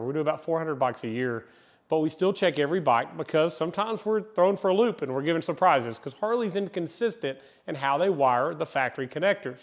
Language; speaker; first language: English; native; English